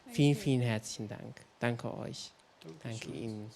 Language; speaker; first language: German; native; German